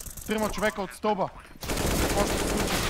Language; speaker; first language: Bulgarian; native; Bulgarian